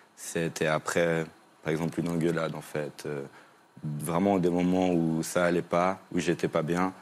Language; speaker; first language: French; native; French